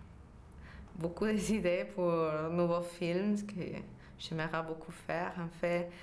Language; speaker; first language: French; non-native, fluent; Spanish